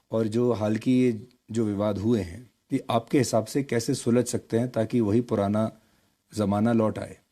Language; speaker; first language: Hindi; native; Hindi